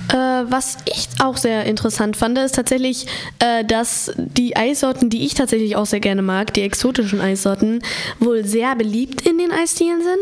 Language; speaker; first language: German; native; German